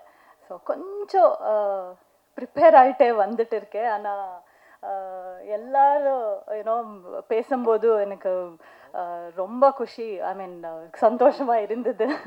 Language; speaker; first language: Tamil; non-native, learner; Kannada